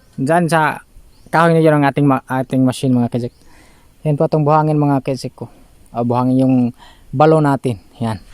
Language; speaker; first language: Filipino; non-native, local second language; Cebuano